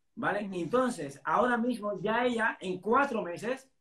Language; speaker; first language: Spanish; native; Spanish